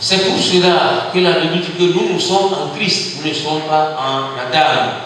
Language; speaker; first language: French; non-native, local second language; Ewe